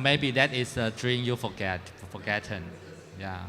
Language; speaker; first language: English; non-native, fluent; Chinese